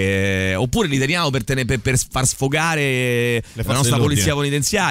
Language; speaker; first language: Italian; native; Italian